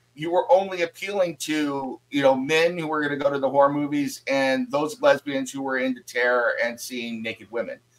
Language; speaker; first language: English; native; English